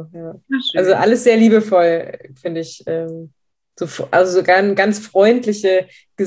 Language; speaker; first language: German; native; German